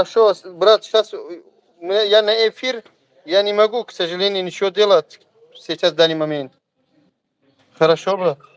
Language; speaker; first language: Russian; non-native, fluent; Tajik